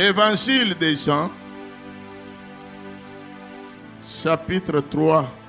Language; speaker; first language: French; non-native, local second language; Lingala